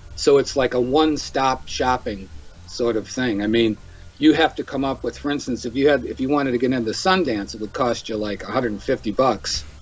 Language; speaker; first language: English; native; English